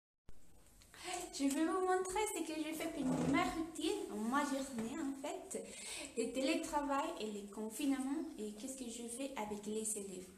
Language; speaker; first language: French; non-native, fluent; Spanish